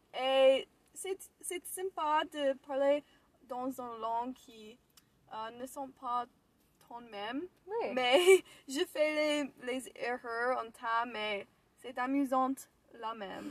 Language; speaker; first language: French; non-native, learner; English